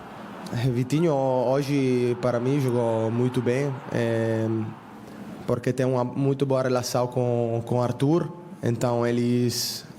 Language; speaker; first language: Portuguese; non-native, fluent; Spanish